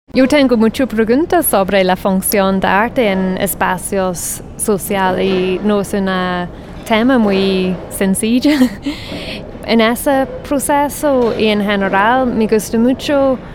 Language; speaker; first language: Spanish; non-native, fluent; English